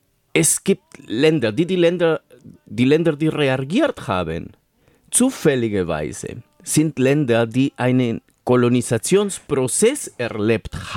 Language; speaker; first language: German; non-native, fluent; Spanish